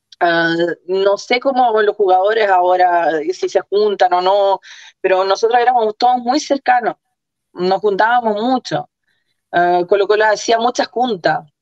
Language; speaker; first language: Spanish; early bilingual, other home language; Croatian